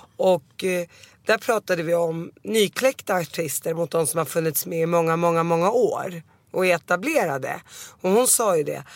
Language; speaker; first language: Swedish; early bilingual, other home language; Arabic